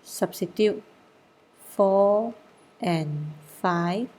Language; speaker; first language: English; non-native, local second language; Malay